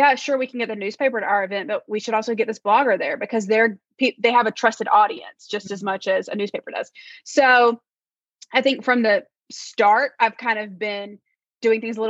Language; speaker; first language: English; native; English